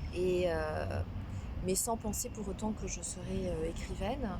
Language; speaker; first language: French; non-native, local second language; Kinyarwanda